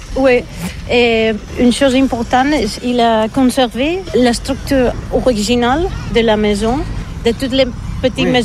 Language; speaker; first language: French; non-native, learner; Catalan